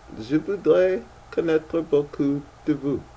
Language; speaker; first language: French; non-native, learner; English